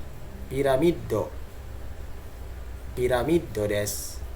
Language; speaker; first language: Japanese; non-native, fluent; Indonesian